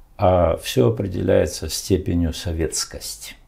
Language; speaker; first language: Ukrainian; non-native, learner; Romanian